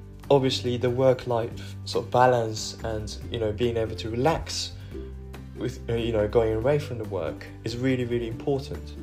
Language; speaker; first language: English; non-native, fluent; Japanese